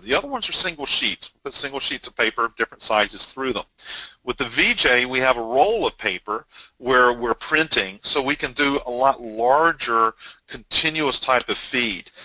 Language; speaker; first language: English; native; English